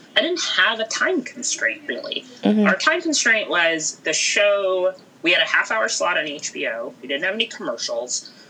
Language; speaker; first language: English; native; English